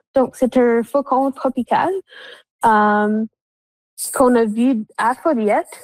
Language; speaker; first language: French; non-native, local second language; English